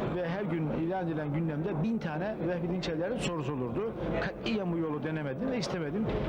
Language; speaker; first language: Turkish; native; Turkish